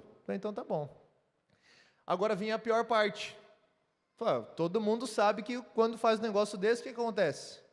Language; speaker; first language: Portuguese; native; Portuguese